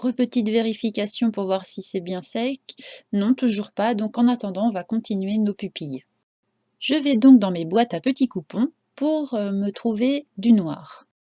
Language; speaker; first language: French; native; French